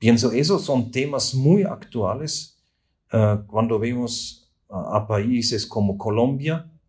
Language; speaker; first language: Spanish; non-native, fluent; German